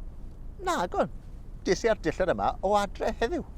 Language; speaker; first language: Welsh; native; Welsh